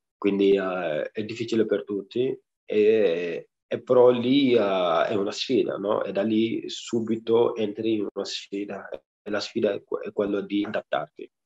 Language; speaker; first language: Italian; non-native, fluent; Wolof